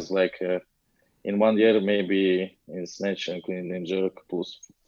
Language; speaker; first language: English; non-native, learner; Latvian